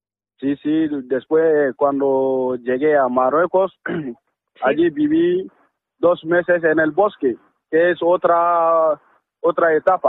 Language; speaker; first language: Spanish; non-native, learner; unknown